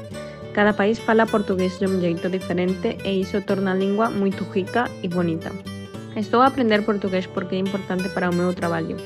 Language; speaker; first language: Portuguese; non-native, learner; Spanish